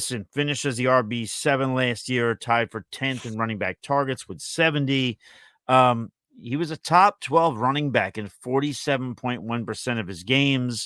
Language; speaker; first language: English; native; English